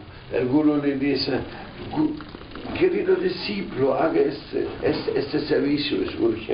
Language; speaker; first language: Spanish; non-native, fluent; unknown